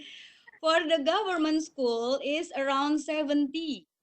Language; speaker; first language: English; non-native, learner; Indonesian